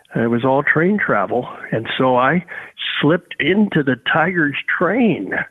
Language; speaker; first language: English; native; English